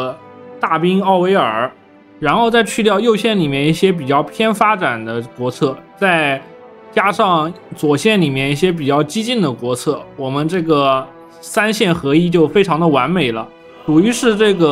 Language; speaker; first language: Chinese; native; Chinese